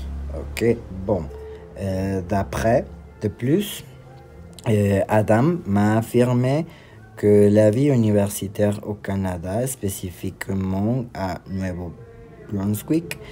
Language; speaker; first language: French; non-native, learner; Spanish